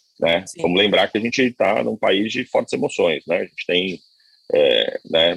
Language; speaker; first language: Portuguese; native; Portuguese